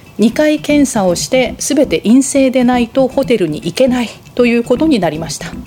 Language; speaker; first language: Japanese; native; Japanese